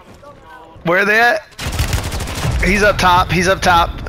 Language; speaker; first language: English; native; English